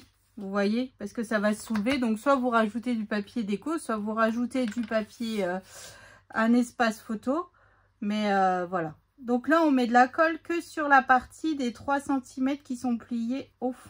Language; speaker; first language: French; native; French